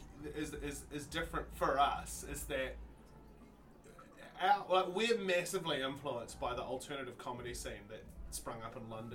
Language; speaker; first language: English; native; English